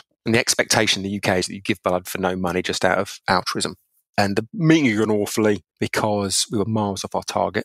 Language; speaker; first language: English; native; English